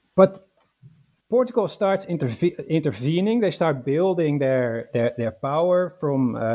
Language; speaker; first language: English; non-native, fluent; Dutch